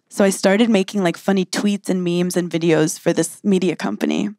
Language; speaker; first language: English; native; English